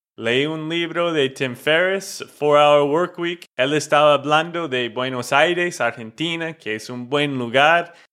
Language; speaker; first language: Spanish; non-native, fluent; English